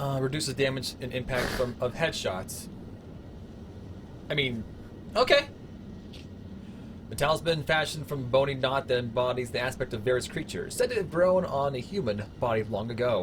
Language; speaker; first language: English; native; English